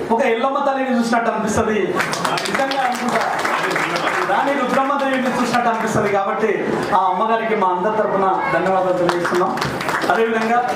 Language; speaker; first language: Telugu; native; Telugu